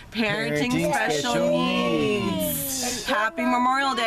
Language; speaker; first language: English; native; English